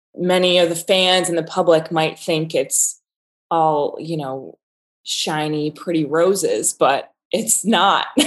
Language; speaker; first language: English; native; English